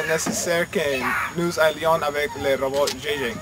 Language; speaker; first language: French; non-native, learner; English